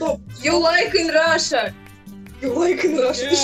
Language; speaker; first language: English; non-native, learner; Russian